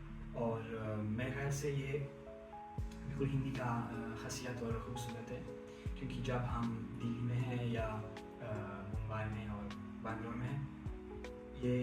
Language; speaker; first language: Hindi; non-native, learner; Italian